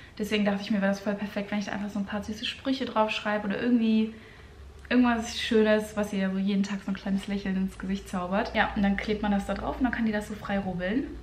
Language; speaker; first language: German; native; German